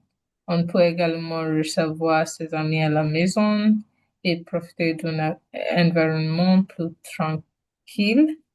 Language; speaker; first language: French; non-native, learner; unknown